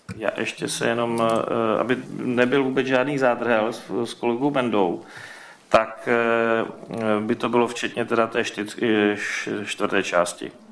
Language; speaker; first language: Czech; native; Czech